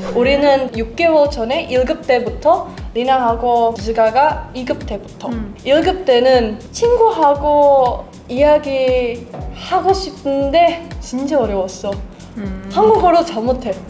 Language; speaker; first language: Korean; non-native, learner; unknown